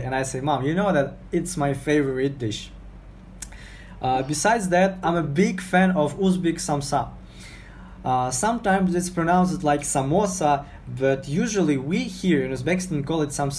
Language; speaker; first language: English; non-native, fluent; Uzbek